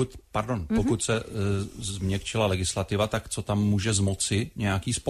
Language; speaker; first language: Czech; native; Czech